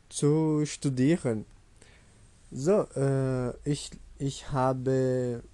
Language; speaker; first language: German; non-native, learner; Portuguese